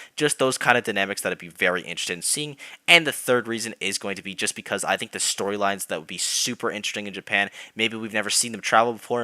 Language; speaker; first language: English; native; English